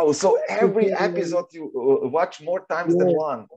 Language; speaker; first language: English; non-native, fluent; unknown